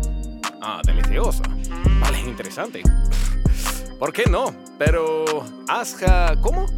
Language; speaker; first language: Spanish; non-native, learner; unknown